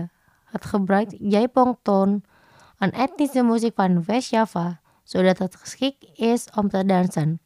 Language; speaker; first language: Dutch; non-native, fluent; Indonesian